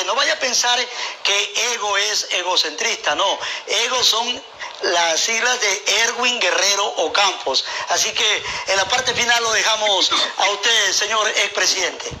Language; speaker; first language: Spanish; native; Spanish